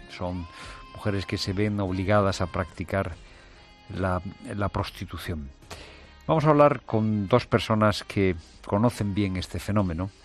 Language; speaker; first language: Spanish; native; Spanish